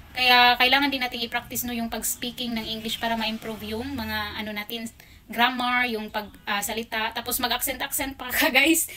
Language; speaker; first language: Filipino; non-native, local second language; Cebuano